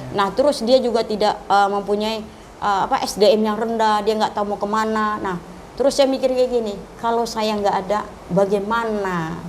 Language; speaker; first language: Indonesian; non-native, local second language; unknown